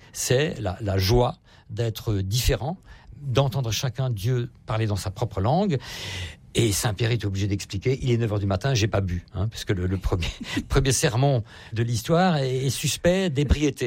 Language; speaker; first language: French; native; French